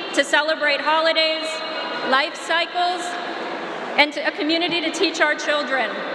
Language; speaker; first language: English; native; English